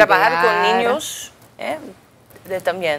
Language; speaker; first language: Spanish; non-native, learner; Dutch